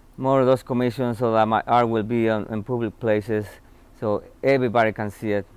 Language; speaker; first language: English; non-native, fluent; Spanish